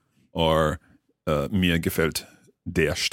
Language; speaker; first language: German; non-native, learner; English